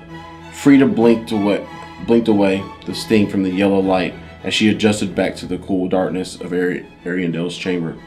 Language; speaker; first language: English; native; English